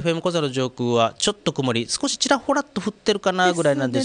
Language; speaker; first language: Japanese; native; Japanese